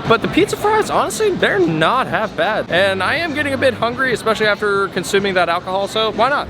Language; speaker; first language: English; native; English